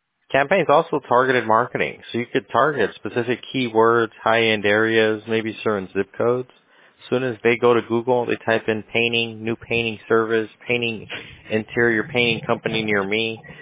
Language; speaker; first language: English; early bilingual, other home language; Spanish